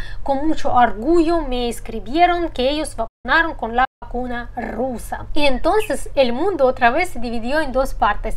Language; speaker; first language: Spanish; non-native, fluent; Russian